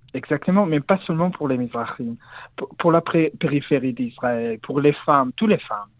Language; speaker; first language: French; non-native, learner; Hebrew